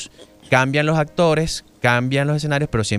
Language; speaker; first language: Spanish; native; Spanish